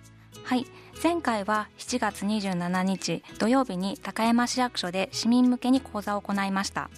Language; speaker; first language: Japanese; native; Japanese